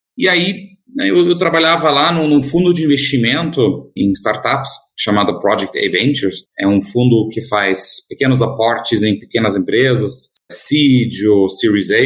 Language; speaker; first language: Portuguese; non-native, fluent; German